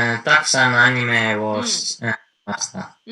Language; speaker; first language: Japanese; non-native, learner; Greek